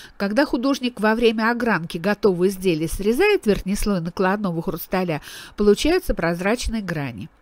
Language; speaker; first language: Russian; native; Russian